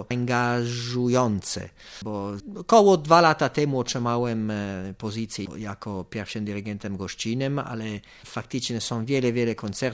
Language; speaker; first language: Polish; non-native, fluent; Italian